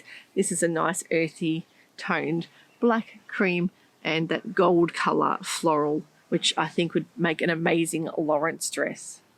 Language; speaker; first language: English; native; English